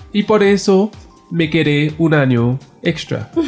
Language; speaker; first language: Spanish; non-native, fluent; English